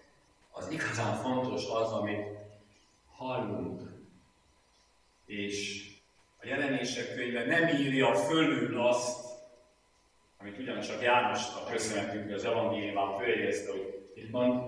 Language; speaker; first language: Hungarian; native; Hungarian